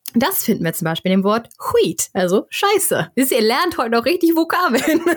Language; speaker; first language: German; native; German